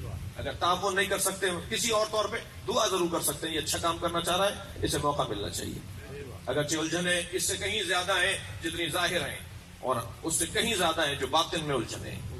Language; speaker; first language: Urdu; native; Urdu